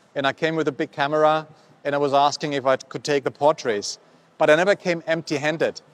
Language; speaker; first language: English; non-native, fluent; German